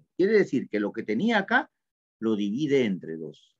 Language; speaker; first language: Spanish; native; Spanish